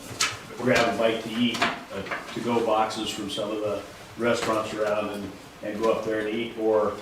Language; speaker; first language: English; native; English